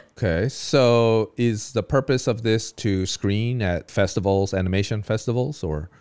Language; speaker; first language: English; native; English